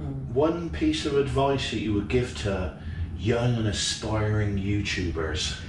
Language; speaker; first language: English; native; English